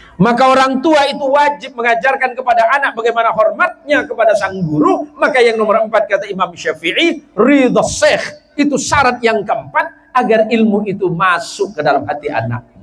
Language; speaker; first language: Malay; non-native, local second language; Madurese